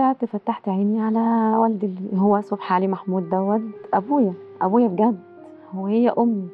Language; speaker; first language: Arabic; native; Arabic